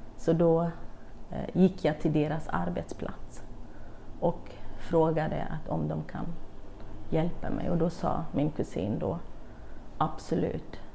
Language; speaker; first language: Swedish; non-native, fluent; Kurdish